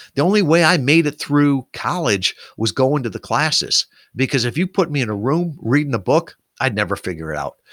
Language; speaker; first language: English; native; English